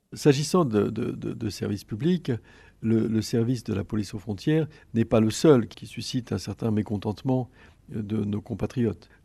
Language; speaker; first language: French; native; French